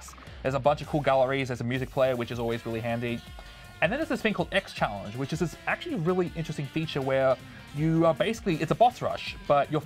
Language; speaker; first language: English; native; English